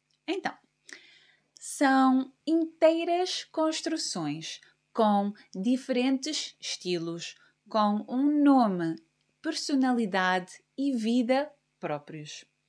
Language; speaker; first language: Portuguese; native; Portuguese